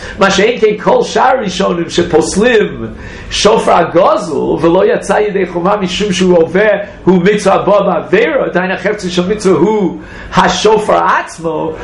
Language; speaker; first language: Hebrew; non-native, fluent; English